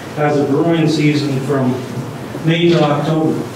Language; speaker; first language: English; native; English